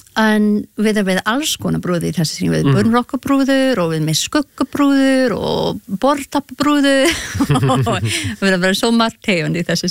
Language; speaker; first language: Icelandic; non-native, learner; English